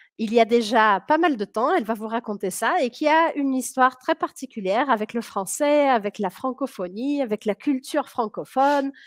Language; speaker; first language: French; native; French